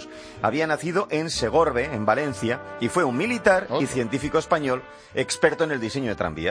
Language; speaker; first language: Spanish; native; Spanish